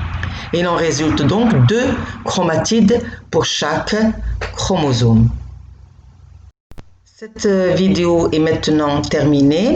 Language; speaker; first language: French; non-native, local second language; Arabic